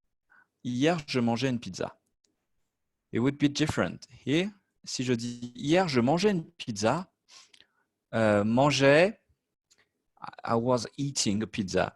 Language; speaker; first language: French; native; French